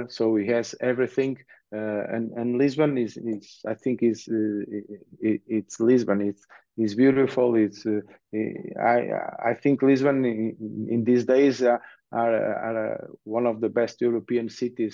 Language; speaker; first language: English; early bilingual, other home language; Portuguese